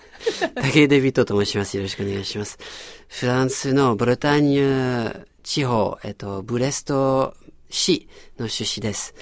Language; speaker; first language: Japanese; non-native, fluent; French